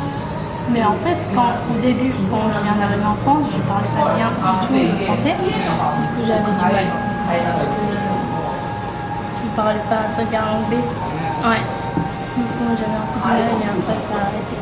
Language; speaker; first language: French; non-native, fluent; Korean